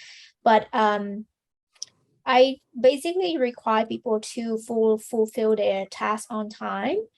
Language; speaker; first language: English; non-native, fluent; Vietnamese